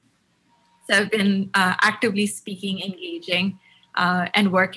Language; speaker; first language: English; non-native, local second language; Tamil